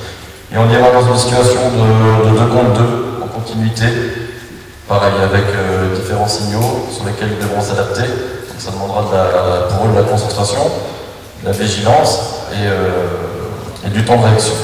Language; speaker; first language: French; native; French